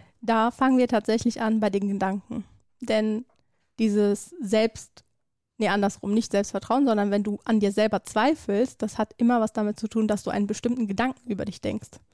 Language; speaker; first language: German; early bilingual, other home language; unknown